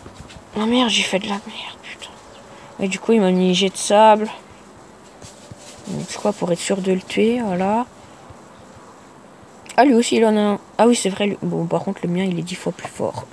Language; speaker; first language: French; native; French